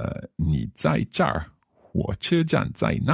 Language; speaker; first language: Chinese; non-native, learner; English